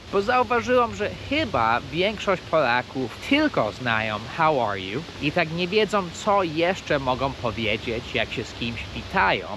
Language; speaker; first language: Polish; non-native, fluent; English